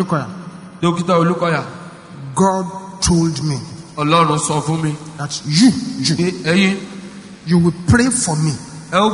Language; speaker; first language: English; non-native, local second language; Yoruba